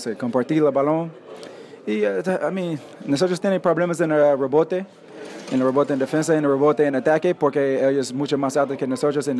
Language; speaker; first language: Spanish; non-native, learner; English